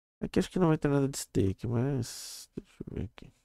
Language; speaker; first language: Portuguese; native; Portuguese